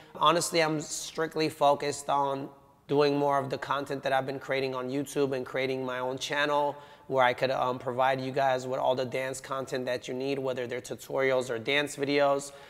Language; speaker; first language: English; native; English